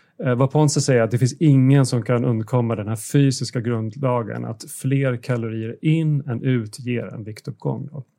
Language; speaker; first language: Swedish; native; Swedish